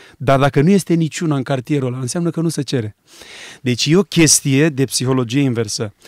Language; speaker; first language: Romanian; native; Romanian